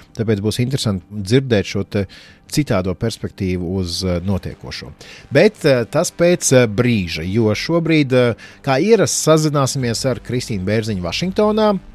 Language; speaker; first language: Latvian; native; Latvian